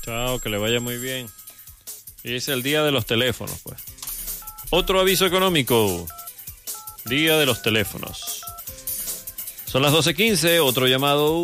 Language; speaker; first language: Spanish; native; Spanish